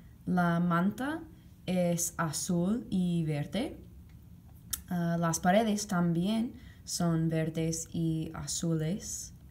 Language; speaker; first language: Spanish; non-native, fluent; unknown